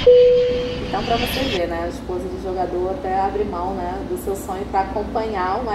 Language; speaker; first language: Portuguese; native; Portuguese